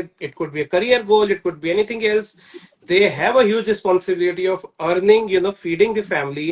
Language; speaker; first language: English; non-native, local second language; Hindi